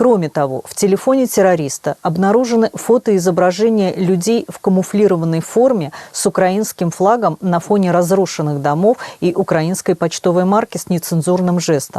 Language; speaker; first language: Russian; native; Russian